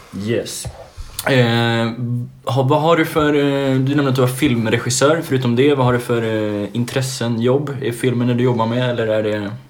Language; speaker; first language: Swedish; native; Swedish